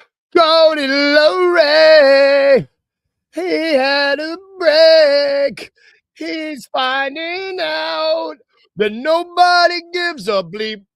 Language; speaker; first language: English; native; English